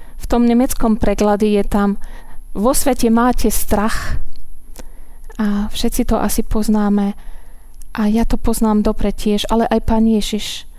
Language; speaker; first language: Slovak; non-native, fluent; German